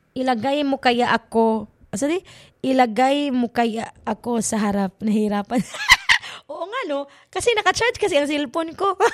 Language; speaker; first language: Filipino; non-native, local second language; Cebuano